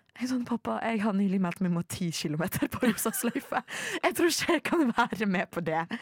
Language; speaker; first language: Norwegian; early bilingual, other home language; Polish